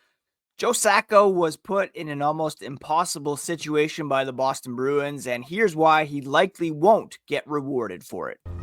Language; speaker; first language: English; native; English